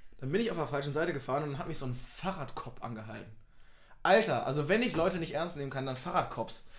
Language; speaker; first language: German; native; German